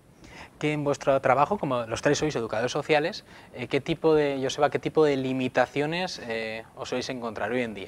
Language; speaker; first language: Spanish; native; Spanish